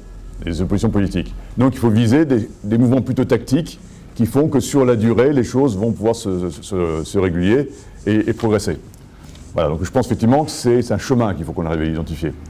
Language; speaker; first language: French; native; French